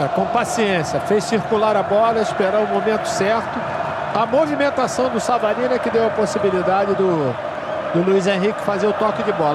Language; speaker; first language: Portuguese; native; Portuguese